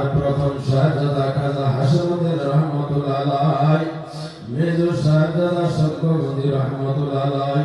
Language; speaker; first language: Bangla; native; Bangla